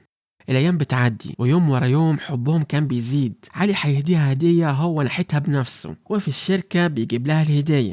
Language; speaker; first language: Arabic; native; Arabic